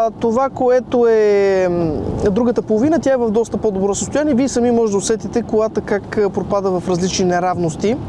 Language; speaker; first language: Bulgarian; native; Bulgarian